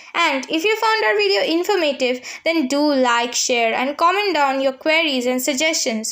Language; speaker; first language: English; non-native, local second language; Bangla